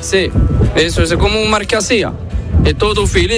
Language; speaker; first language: Spanish; non-native, learner; Arabic